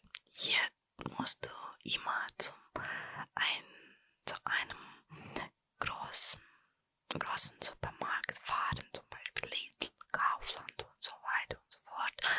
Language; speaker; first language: German; non-native, fluent; Russian